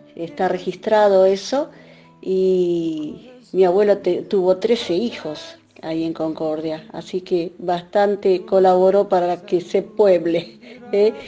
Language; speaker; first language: Spanish; native; Spanish